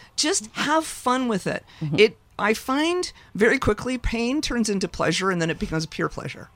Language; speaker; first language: English; native; English